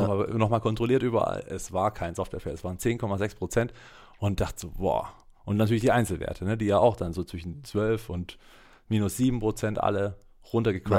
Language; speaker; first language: German; native; German